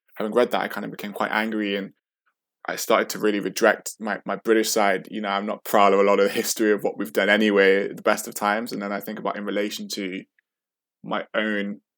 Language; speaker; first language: English; native; English